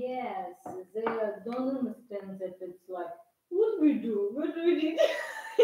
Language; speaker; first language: English; non-native, learner; Russian